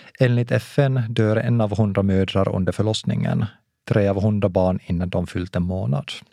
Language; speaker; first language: Swedish; non-native, local second language; Finnish